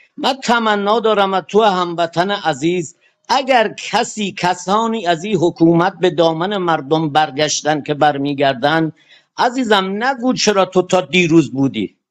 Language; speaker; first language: Persian; non-native, local second language; Kurdish